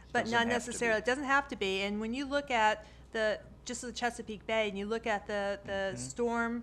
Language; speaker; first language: English; native; English